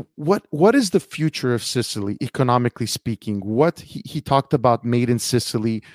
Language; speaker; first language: English; early bilingual, heritage; Italian